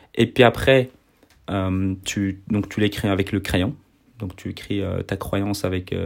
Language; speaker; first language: French; native; French